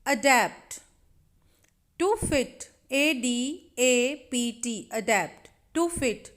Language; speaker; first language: English; non-native, local second language; Punjabi